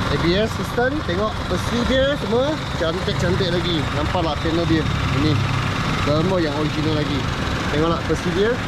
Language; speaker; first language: Malay; non-native, local second language; Chinese